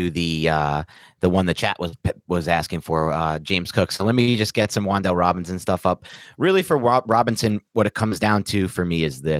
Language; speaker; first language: English; native; English